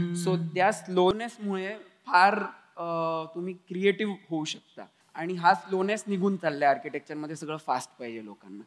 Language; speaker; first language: Marathi; native; Marathi